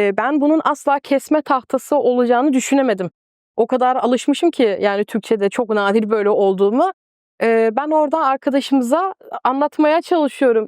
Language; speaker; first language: Turkish; non-native, fluent; Danish